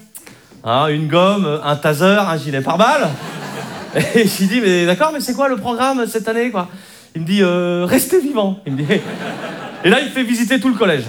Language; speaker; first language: French; native; French